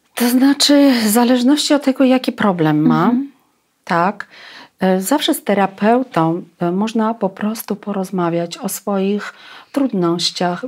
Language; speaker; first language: Polish; non-native, fluent; Russian